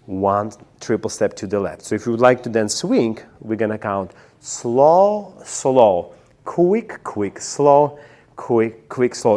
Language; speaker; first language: English; non-native, fluent; Russian